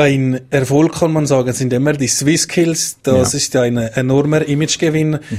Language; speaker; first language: German; native; German